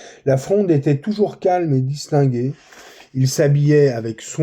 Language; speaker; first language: French; native; French